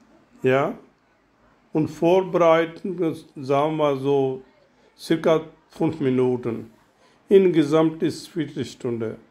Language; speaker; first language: German; non-native, learner; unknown